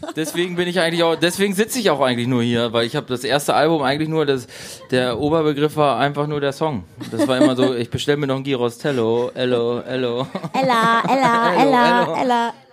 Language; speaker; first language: German; native; German